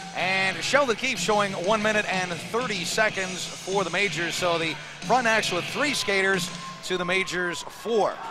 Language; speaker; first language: English; native; English